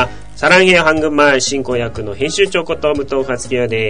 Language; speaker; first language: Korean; non-native, fluent; Japanese